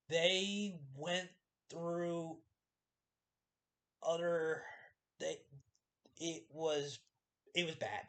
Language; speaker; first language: English; native; English